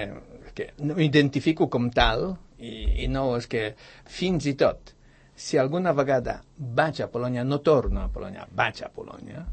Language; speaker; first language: Catalan; non-native, fluent; Polish